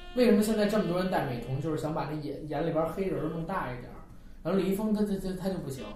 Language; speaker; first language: Chinese; native; Chinese